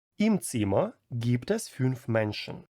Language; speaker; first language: German; non-native, fluent; Ukrainian